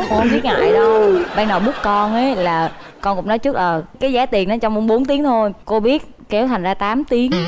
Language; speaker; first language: Vietnamese; native; Vietnamese